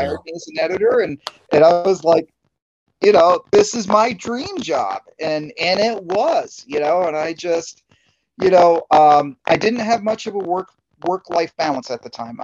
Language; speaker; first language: English; native; English